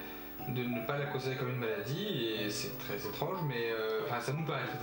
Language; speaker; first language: French; native; French